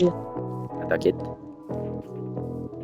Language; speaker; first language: French; native; French